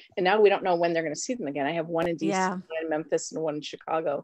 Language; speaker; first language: English; native; English